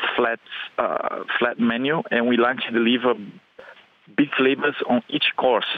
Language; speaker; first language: English; non-native, fluent; Portuguese